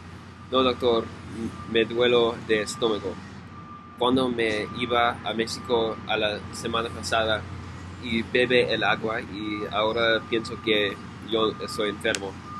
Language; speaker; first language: Spanish; non-native, learner; English